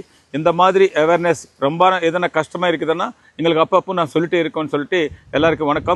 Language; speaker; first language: Tamil; non-native, local second language; Telugu